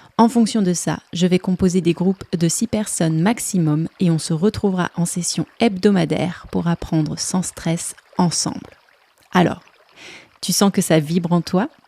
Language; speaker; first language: French; native; French